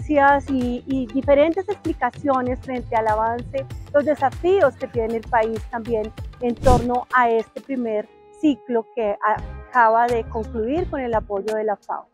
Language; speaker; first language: Spanish; native; Spanish